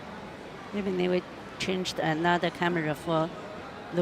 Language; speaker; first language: English; non-native, learner; Chinese